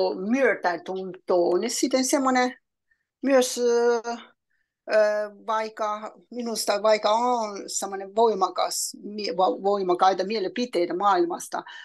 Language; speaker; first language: Finnish; non-native, learner; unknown